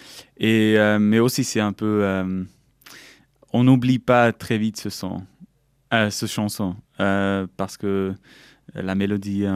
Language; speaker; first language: French; non-native, local second language; German